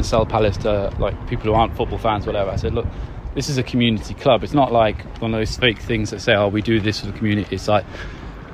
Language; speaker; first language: English; native; English